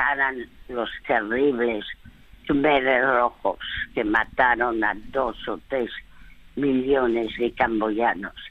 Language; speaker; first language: Spanish; early bilingual, other home language; French